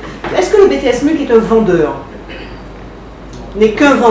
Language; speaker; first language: French; native; French